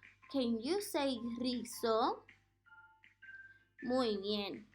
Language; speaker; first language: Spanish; non-native, fluent; English